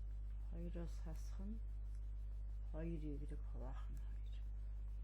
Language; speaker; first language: Mongolian; native; Mongolian